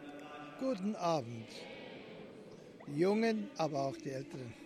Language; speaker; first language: German; early bilingual, heritage; German